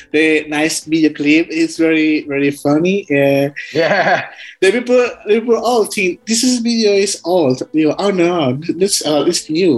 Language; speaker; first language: English; non-native, learner; Spanish